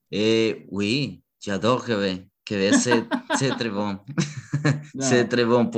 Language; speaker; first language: French; non-native, learner; Spanish